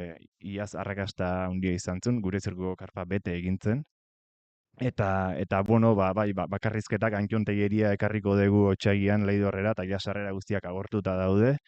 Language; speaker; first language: Basque; native; Basque